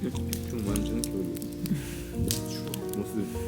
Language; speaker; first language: Korean; non-native, learner; Japanese